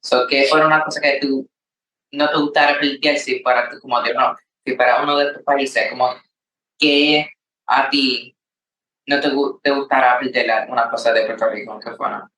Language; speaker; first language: Spanish; early bilingual, heritage; Spanish